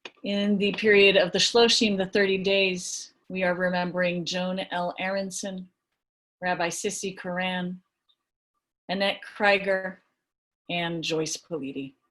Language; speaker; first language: English; native; English